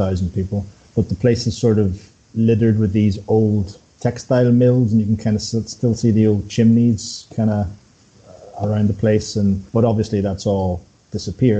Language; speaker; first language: English; native; English